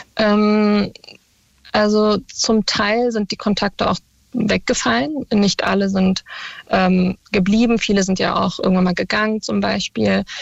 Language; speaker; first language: German; early bilingual, other home language; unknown